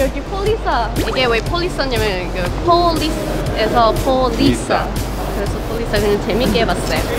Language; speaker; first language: Korean; non-native, fluent; Thai